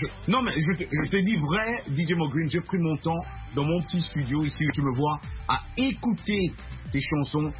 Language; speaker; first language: French; non-native, local second language; Lingala